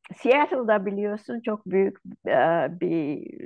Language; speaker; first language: Turkish; non-native, local second language; Ladino